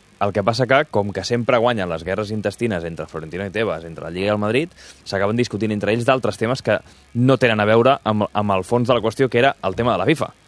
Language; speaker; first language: Catalan; native; Catalan